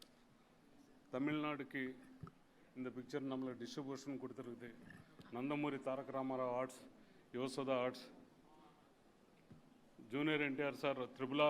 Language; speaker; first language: Tamil; non-native, learner; Telugu